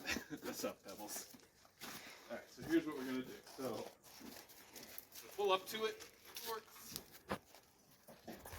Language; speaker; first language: English; native; English